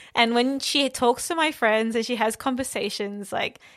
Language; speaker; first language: English; native; English